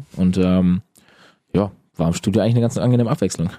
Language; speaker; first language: German; native; German